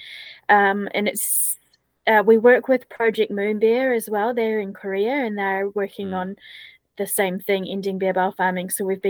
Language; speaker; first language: English; native; English